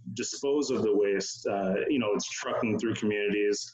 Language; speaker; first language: English; native; English